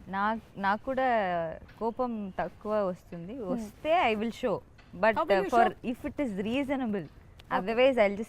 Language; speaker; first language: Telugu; non-native, learner; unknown